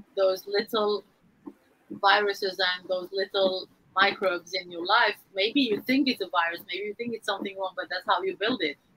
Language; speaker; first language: English; non-native, fluent; Arabic